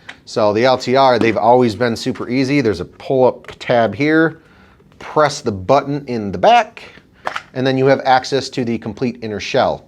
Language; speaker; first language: English; native; English